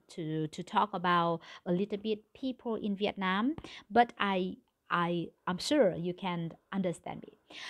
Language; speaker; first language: English; non-native, learner; Vietnamese